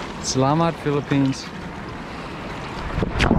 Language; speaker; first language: Filipino; non-native, learner; English